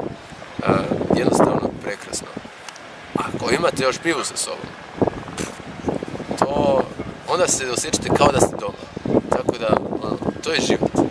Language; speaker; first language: Croatian; native; Croatian